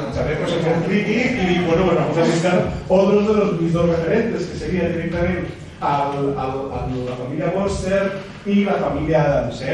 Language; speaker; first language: Spanish; native; Spanish